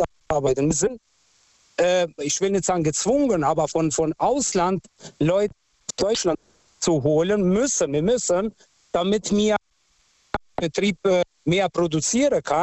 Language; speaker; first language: German; non-native, fluent; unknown